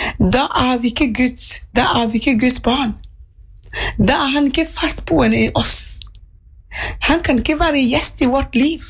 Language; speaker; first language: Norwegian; non-native, fluent; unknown